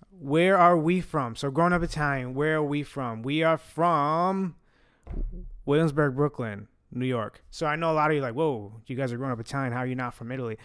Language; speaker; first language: English; early bilingual, other home language; Italian